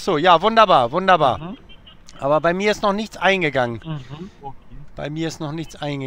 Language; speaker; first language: German; native; German